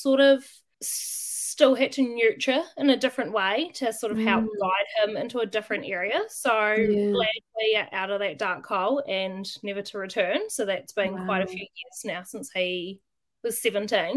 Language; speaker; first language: English; native; English